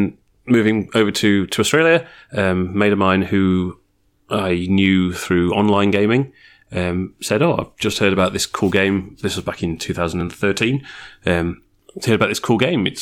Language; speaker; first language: English; native; English